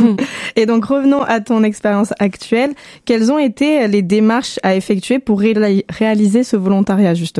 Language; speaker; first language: French; native; French